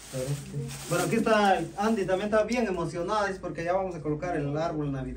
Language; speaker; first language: Spanish; native; Spanish